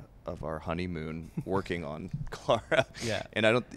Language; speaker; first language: English; native; English